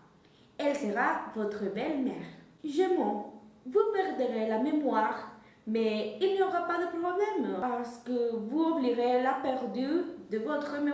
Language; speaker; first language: French; non-native, learner; Spanish